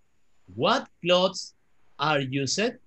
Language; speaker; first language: English; non-native, fluent; Spanish